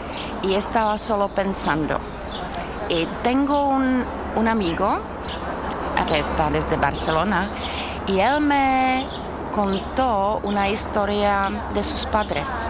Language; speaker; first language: Spanish; non-native, fluent; Czech